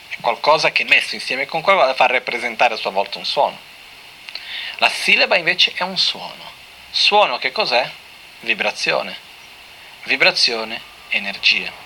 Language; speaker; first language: Italian; non-native, fluent; Portuguese